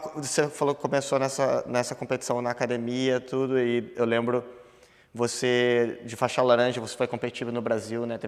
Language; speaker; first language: Portuguese; native; Portuguese